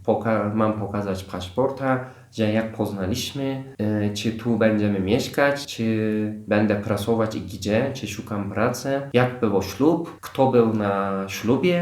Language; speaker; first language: Polish; non-native, fluent; Turkish